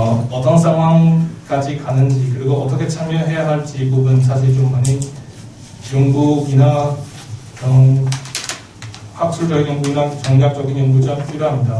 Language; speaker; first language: Korean; non-native, learner; Chinese